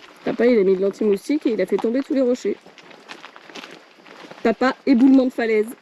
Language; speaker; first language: French; native; French